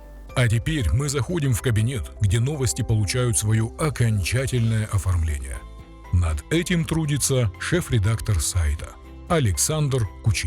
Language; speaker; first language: Russian; native; Russian